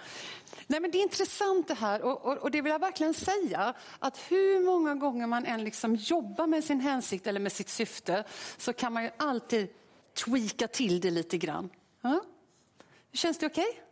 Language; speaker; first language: Swedish; native; Swedish